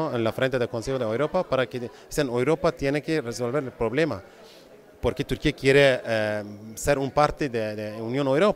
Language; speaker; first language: Spanish; non-native, fluent; Kurdish